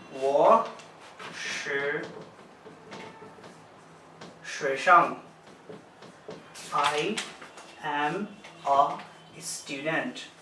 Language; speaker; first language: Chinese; non-native, learner; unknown